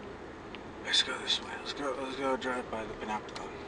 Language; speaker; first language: English; native; English